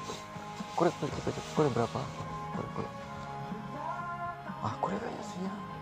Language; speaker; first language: Japanese; non-native, learner; Indonesian